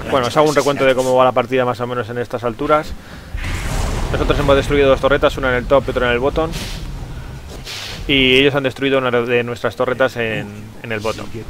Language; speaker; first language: Spanish; native; Spanish